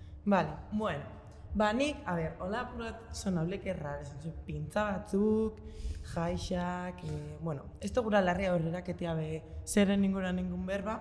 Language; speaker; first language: Basque; native; Basque